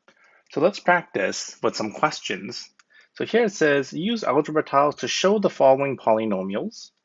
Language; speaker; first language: English; native; English